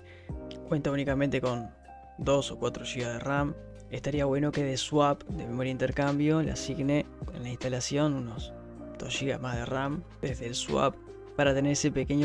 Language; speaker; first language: Spanish; native; Spanish